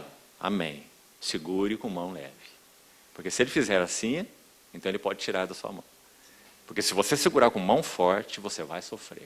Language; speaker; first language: Portuguese; native; Portuguese